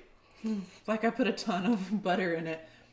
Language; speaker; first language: English; native; English